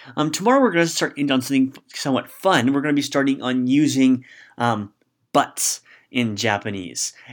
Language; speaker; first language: English; native; English